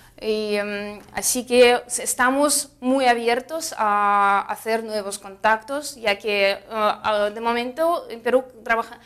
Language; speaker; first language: Spanish; non-native, fluent; Russian